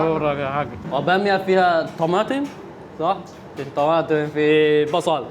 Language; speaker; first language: Arabic; non-native, fluent; Chinese